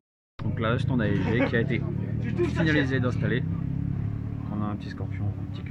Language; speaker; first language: French; native; French